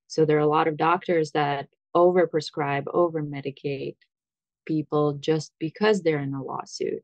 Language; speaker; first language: English; early bilingual, other home language; Russian